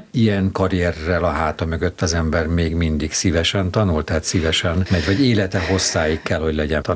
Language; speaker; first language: Hungarian; native; Hungarian